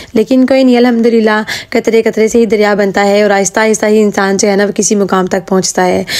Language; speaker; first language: Urdu; native; Urdu